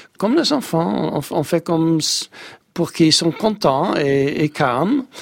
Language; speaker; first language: French; non-native, fluent; Dutch